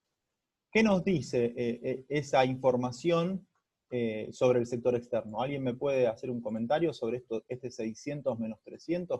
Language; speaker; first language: Spanish; native; Spanish